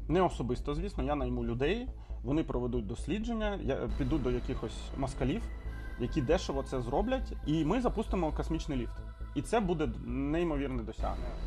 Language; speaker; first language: Ukrainian; non-native, local second language; Russian